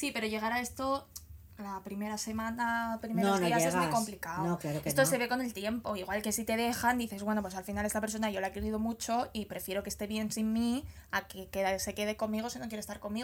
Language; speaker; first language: Spanish; native; Spanish